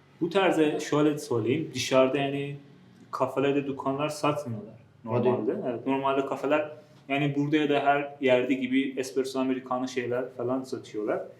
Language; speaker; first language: Turkish; non-native, fluent; Persian